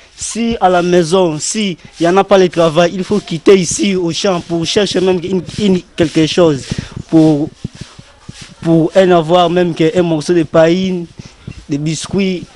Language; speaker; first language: French; non-native, learner; Lingala